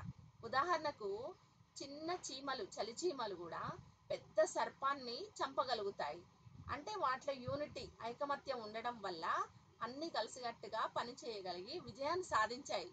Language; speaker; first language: Telugu; native; Telugu